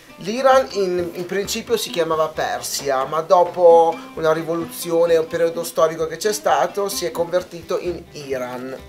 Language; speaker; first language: Italian; non-native, fluent; Persian